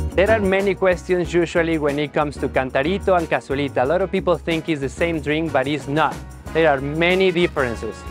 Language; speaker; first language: English; non-native, fluent; Spanish